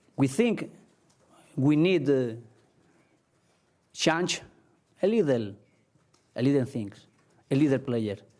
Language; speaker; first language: English; non-native, learner; Spanish